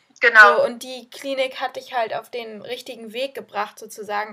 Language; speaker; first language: German; native; German